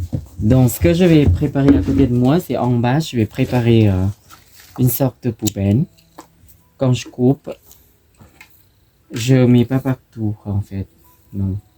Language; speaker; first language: French; non-native, fluent; Thai